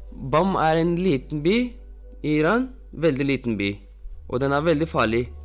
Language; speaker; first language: Norwegian; non-native, fluent; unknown